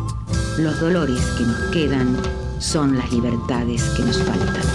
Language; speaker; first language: Spanish; native; Spanish